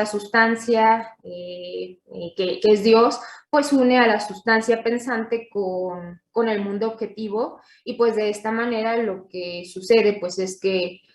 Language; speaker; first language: Spanish; native; Spanish